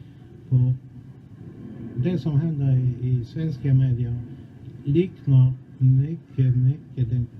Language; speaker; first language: Swedish; non-native, fluent; Polish